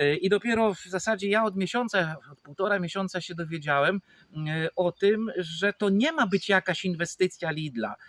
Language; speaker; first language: Polish; native; Polish